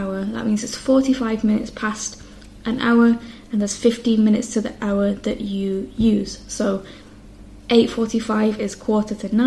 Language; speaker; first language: English; native; English